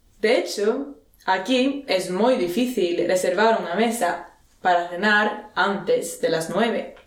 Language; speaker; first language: Spanish; non-native, fluent; Swedish